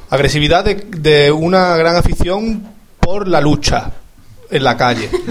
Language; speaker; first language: Spanish; native; Spanish